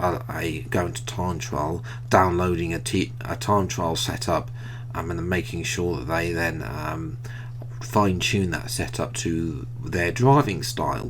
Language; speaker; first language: English; native; English